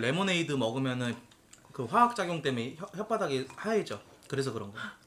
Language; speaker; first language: Korean; native; Korean